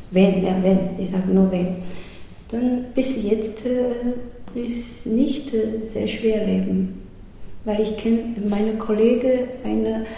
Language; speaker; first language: German; non-native, learner; Chinese